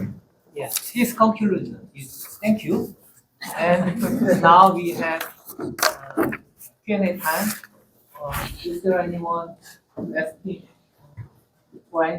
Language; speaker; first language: English; non-native, learner; Korean